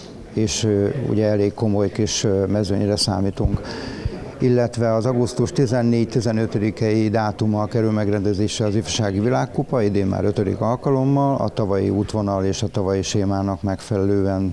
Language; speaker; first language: Hungarian; native; Hungarian